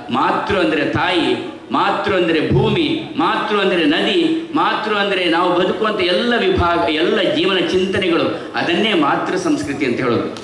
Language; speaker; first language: Kannada; non-native, local second language; Tulu